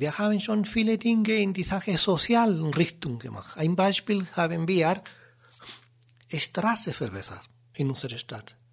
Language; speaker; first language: German; non-native, learner; Spanish